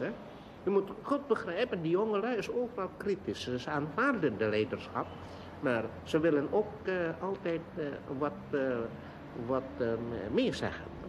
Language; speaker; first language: Dutch; non-native, local second language; Indonesian